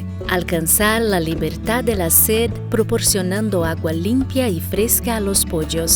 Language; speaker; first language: Spanish; native; Spanish